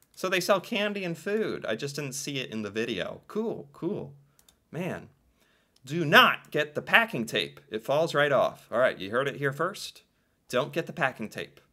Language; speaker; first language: English; native; English